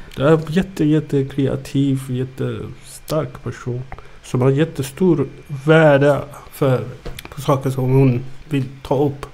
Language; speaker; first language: Swedish; early bilingual, other home language; Amharic